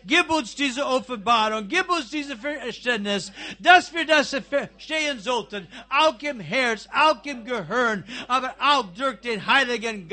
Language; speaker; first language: German; non-native, fluent; English